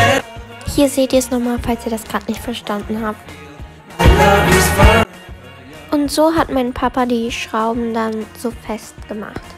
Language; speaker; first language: German; native; German